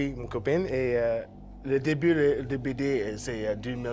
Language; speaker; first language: French; non-native, local second language; English